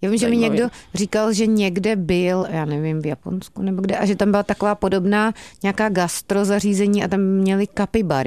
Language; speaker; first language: Czech; native; Czech